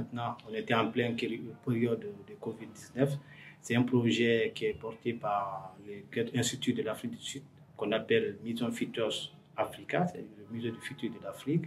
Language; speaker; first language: French; non-native, local second language; Fula